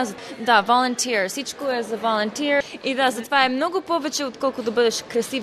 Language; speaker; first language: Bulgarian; early bilingual, heritage; Bulgarian